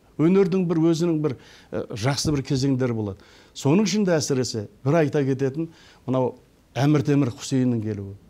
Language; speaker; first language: Kazakh; early bilingual, heritage; Kazakh